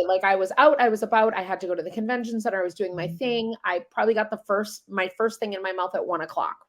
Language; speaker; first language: English; native; English